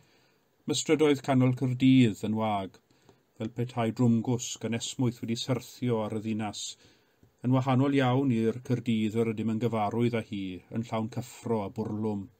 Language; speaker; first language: Welsh; native; Welsh